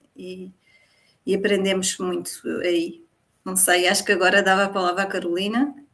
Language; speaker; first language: Portuguese; native; Portuguese